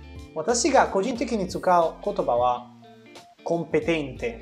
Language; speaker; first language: Japanese; non-native, fluent; Italian